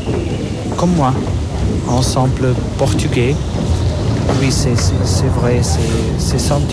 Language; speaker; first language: French; non-native, fluent; Portuguese